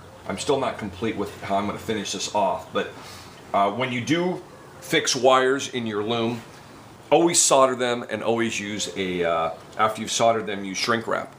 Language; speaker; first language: English; native; English